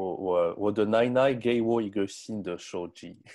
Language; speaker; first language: Chinese; non-native, learner; French